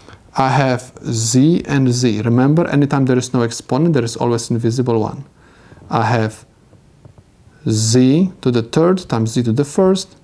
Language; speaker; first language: English; non-native, fluent; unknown